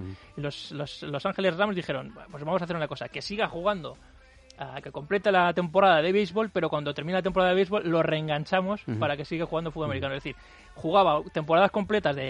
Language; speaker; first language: Spanish; native; Spanish